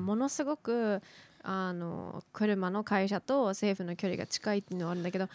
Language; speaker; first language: Japanese; native; Japanese